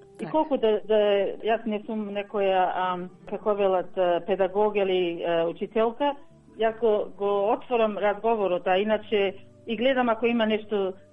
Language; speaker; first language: Macedonian; early bilingual, heritage; Macedonian